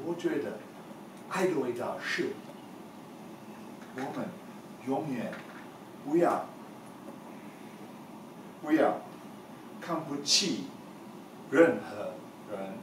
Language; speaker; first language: Chinese; non-native, learner; English